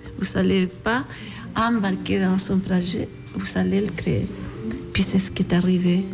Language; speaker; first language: French; non-native, fluent; Spanish